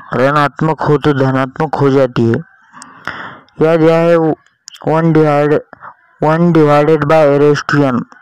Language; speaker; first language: Hindi; non-native, local second language; Marathi